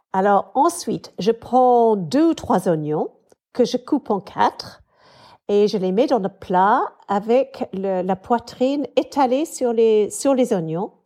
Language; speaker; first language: French; non-native, fluent; English